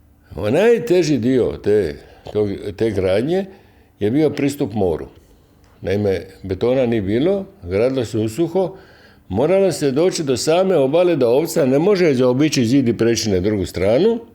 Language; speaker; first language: Croatian; native; Croatian